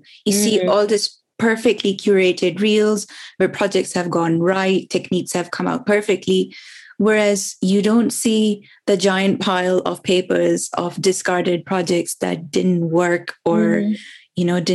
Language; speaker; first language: English; non-native, local second language; Urdu